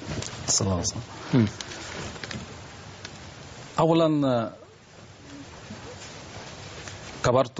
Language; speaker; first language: Arabic; non-native, learner; Spanish